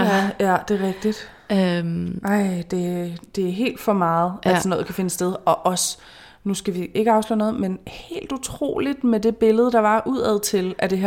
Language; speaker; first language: Danish; native; Danish